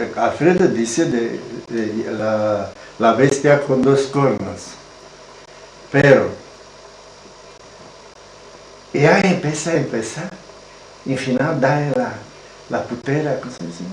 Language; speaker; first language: Spanish; non-native, learner; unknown